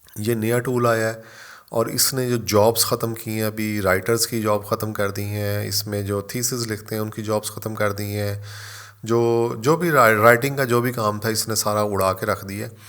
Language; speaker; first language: Urdu; native; Urdu